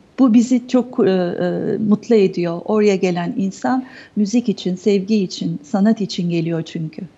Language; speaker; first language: Turkish; native; Turkish